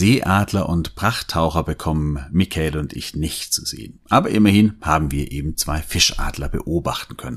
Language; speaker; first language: German; native; German